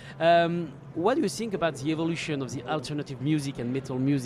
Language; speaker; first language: English; non-native, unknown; French